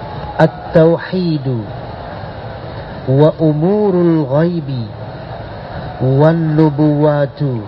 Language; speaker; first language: Arabic; non-native, fluent; Indonesian